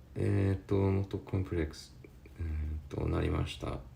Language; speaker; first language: Japanese; non-native, learner; English